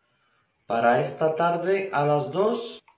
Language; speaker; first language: Spanish; non-native, fluent; Arabic